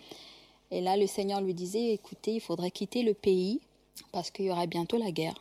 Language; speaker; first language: French; non-native, local second language; Kinyarwanda